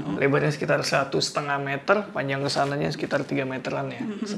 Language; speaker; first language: Indonesian; native; Indonesian